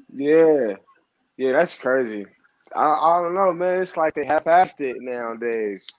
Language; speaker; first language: English; native; English